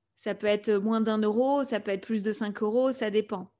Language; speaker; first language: French; non-native, fluent; Spanish